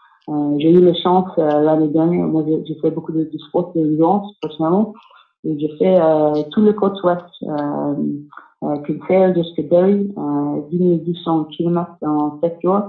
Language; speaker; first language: French; non-native, fluent; English